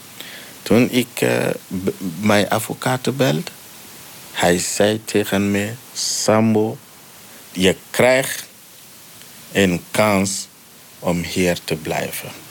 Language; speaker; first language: Dutch; non-native, learner; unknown